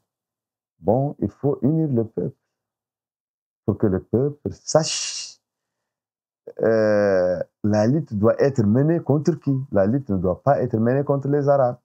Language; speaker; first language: French; non-native, local second language; Arabic